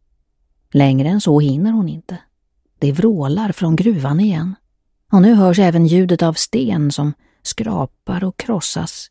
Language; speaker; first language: Swedish; native; Swedish